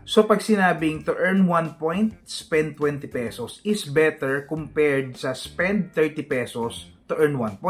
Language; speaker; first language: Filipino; native; Filipino